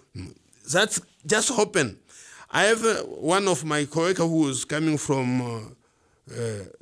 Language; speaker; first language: English; non-native, learner; Swahili